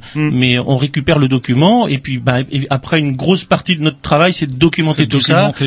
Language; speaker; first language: French; native; French